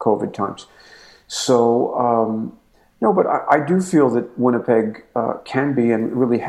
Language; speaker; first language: English; native; English